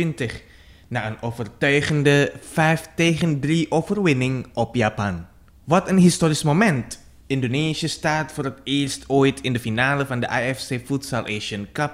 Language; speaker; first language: Dutch; non-native, fluent; Indonesian